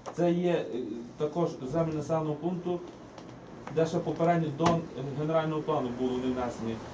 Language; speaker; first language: Ukrainian; native; Ukrainian